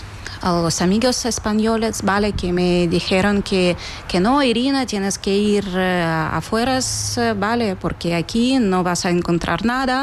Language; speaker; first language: Spanish; non-native, fluent; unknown